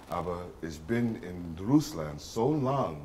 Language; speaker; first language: German; non-native, learner; English